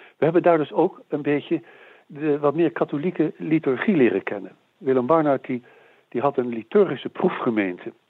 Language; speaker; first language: Dutch; native; Dutch